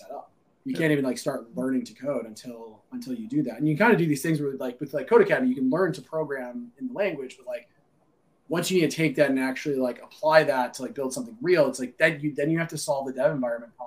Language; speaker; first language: English; native; English